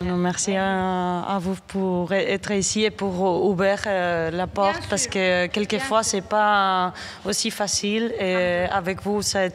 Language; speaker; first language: French; non-native, learner; Spanish